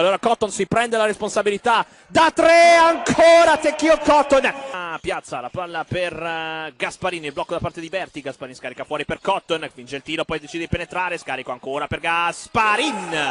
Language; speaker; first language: Italian; native; Italian